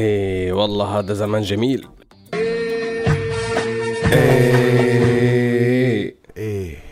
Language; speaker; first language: Arabic; native; Arabic